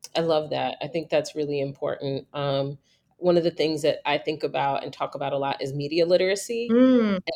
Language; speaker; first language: English; native; English